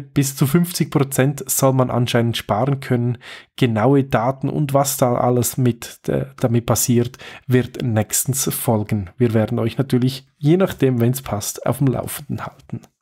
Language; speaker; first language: German; native; German